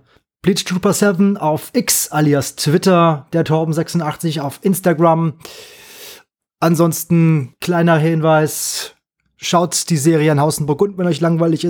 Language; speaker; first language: German; native; German